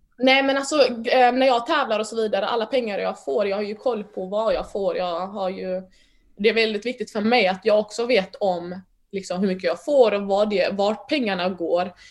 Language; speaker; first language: Swedish; early bilingual, other home language; Mandingo